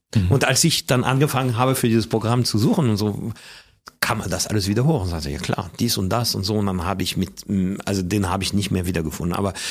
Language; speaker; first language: German; non-native, fluent; French